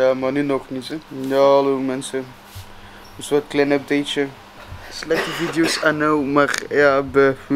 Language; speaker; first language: Dutch; native; Dutch